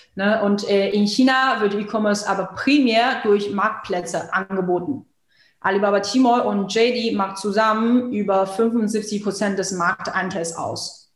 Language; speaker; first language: German; non-native, fluent; Chinese